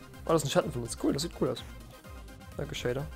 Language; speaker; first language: German; native; German